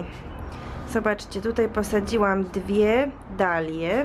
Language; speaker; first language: Polish; native; Polish